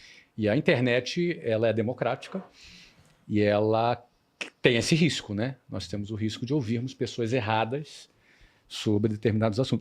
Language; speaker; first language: Portuguese; native; Portuguese